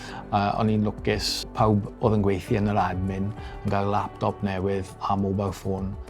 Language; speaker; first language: Welsh; non-native, local second language; English